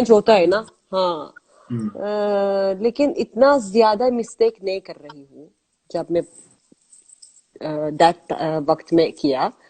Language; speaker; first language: Hindi; non-native, learner; Azerbaijani